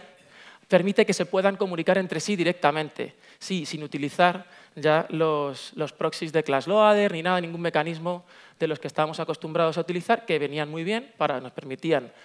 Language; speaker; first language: Spanish; native; Spanish